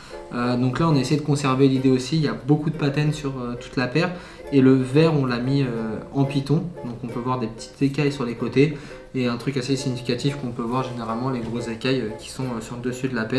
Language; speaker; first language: French; native; French